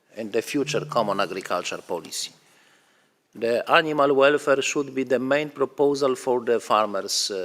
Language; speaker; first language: English; non-native, fluent; Polish